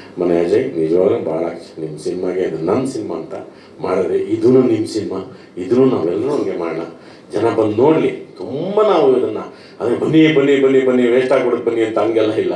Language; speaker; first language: Kannada; native; Kannada